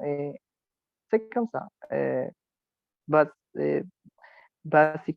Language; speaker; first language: French; non-native, learner; Spanish